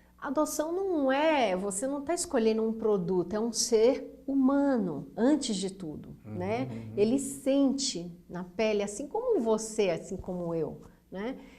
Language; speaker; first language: Portuguese; native; Portuguese